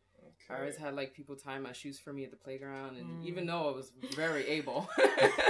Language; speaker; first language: English; native; English